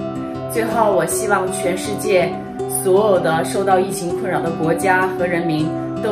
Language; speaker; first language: Chinese; native; Chinese